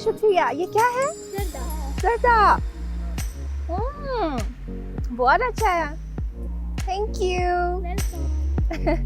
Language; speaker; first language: Hindi; non-native, fluent; Chinese